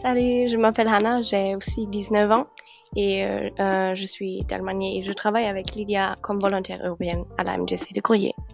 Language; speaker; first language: French; non-native, fluent; German